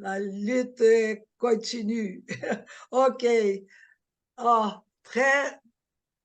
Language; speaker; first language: French; non-native, learner; Portuguese